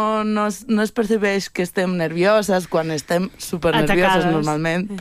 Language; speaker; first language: Catalan; non-native, local second language; Spanish